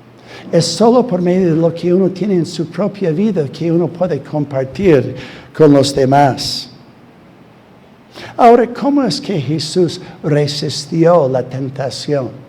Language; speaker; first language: Spanish; non-native, fluent; English